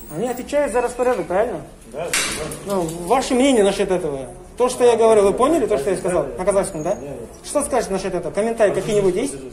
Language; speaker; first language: Russian; non-native, local second language; Kazakh